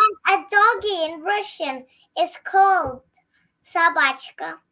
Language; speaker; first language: English; early bilingual, other home language; Russian